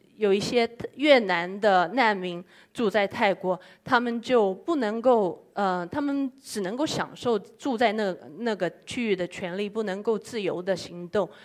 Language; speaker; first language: Chinese; non-native, fluent; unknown